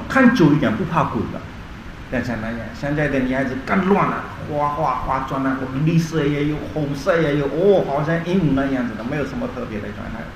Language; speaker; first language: Chinese; non-native, learner; Burmese